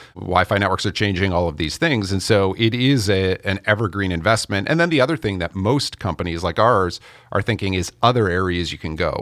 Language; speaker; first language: English; native; English